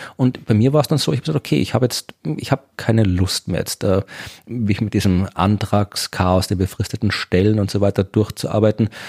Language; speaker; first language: German; native; German